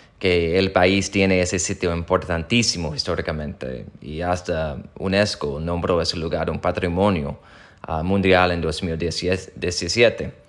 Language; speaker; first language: Spanish; non-native, fluent; English